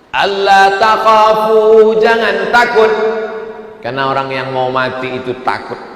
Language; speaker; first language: Indonesian; native; Indonesian